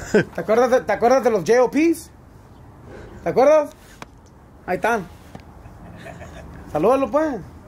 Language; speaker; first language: Spanish; early bilingual, heritage; Spanish